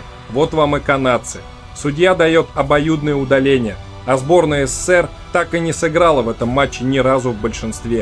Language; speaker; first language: Russian; native; Russian